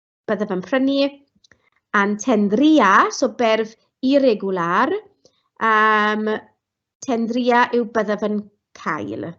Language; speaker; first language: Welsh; non-native, local second language; English